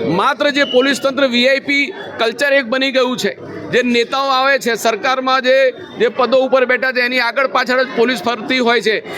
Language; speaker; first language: Gujarati; native; Gujarati